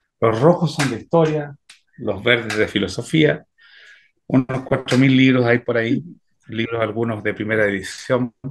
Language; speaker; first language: Spanish; native; Spanish